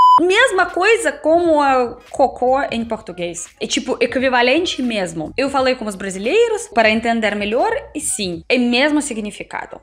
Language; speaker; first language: Portuguese; non-native, learner; Russian